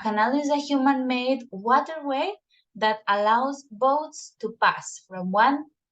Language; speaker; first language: English; non-native, fluent; Spanish